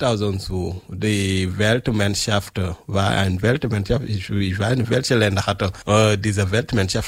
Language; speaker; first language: German; non-native, learner; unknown